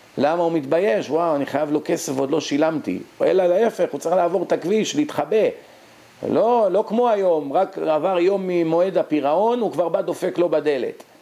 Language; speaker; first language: Hebrew; native; Hebrew